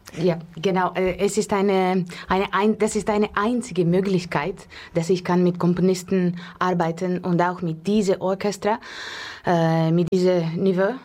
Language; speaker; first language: German; non-native, learner; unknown